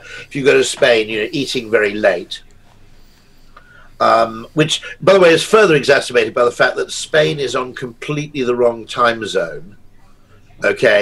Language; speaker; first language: English; native; English